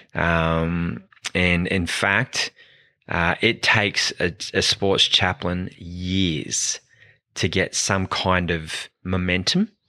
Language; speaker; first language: English; native; English